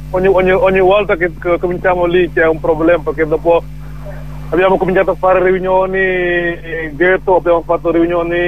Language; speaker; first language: Italian; non-native, learner; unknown